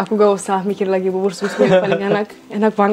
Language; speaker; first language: Indonesian; non-native, fluent; Turkish